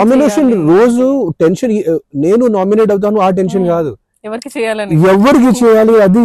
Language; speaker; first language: Telugu; non-native, fluent; Awadhi